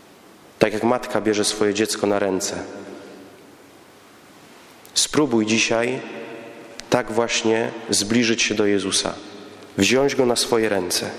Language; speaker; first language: Polish; native; Polish